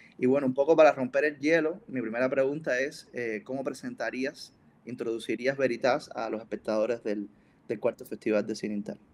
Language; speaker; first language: Spanish; native; Spanish